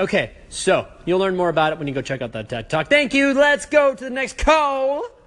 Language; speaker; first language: English; early bilingual, other home language; Spanish